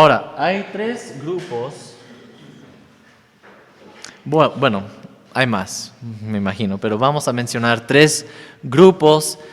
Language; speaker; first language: Spanish; non-native, fluent; English